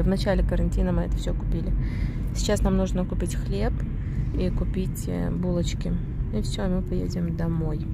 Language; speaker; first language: Russian; native; Russian